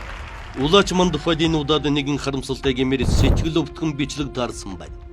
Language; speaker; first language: Mongolian; native; Mongolian